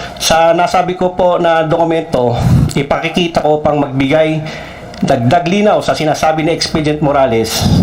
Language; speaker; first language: Filipino; non-native, local second language; Cebuano